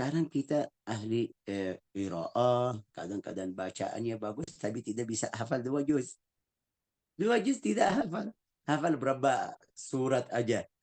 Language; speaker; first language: Indonesian; non-native, fluent; Arabic